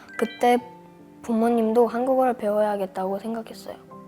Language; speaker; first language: Korean; early bilingual, other home language; Russian